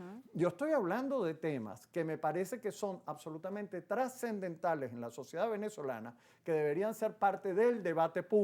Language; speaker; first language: Spanish; native; Spanish